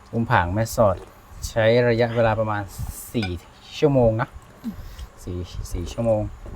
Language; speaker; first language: Thai; non-native, local second language; S'gaw Karen